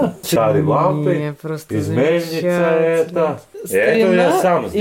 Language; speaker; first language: Russian; non-native, local second language; Latvian